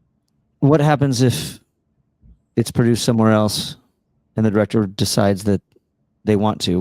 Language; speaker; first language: English; native; English